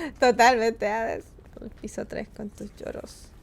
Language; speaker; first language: Spanish; native; Spanish